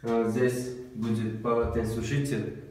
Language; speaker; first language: Russian; non-native, local second language; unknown